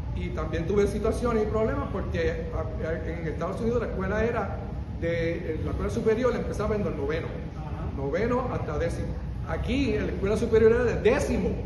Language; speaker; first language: Spanish; early bilingual, heritage; Spanish